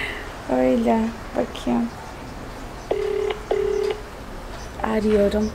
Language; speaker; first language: Turkish; non-native, fluent; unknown